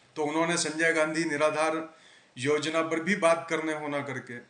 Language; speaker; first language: Hindi; non-native, local second language; Marathi